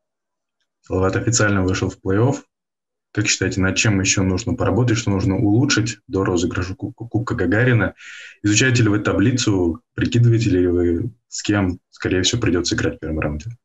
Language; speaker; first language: Russian; native; Russian